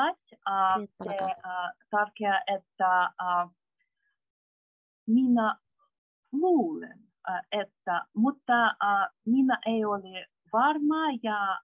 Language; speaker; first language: Finnish; non-native, learner; Russian